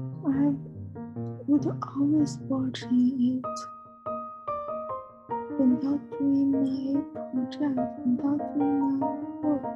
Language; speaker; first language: English; non-native, learner; Chinese